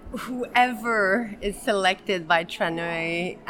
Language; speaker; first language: English; native; English